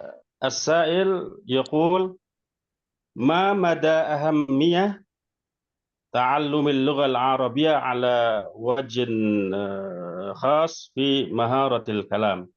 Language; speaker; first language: Arabic; non-native, fluent; Indonesian